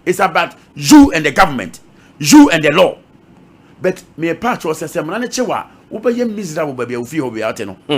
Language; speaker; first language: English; non-native, local second language; Akan